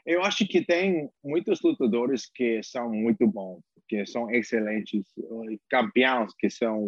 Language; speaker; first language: Portuguese; non-native, fluent; English